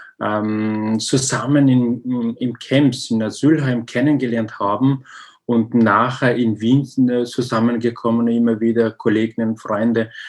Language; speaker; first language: German; non-native, learner; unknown